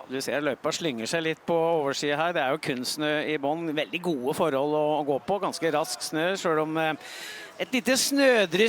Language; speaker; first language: Norwegian; native; Norwegian